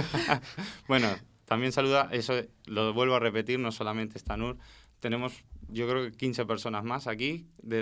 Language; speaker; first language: Spanish; native; Spanish